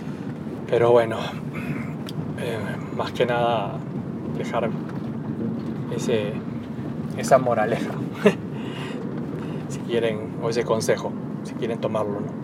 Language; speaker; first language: Spanish; native; Spanish